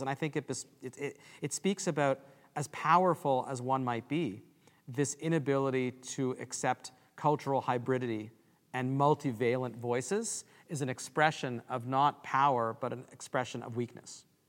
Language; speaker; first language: English; native; English